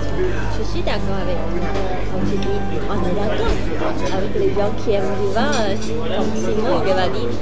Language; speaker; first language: French; non-native, learner; Chinese